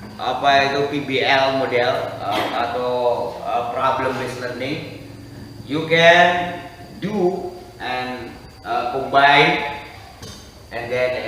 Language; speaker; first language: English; non-native, learner; Indonesian